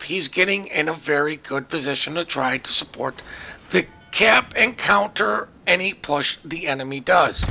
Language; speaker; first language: English; native; English